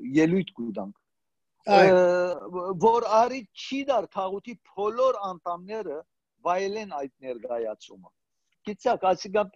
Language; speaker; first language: Armenian; early bilingual, heritage; Armenian